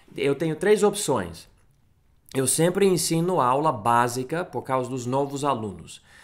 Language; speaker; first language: Portuguese; non-native, fluent; English